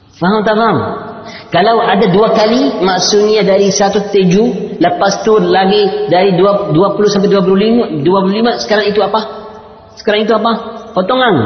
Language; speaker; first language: Indonesian; non-native, learner; Arabic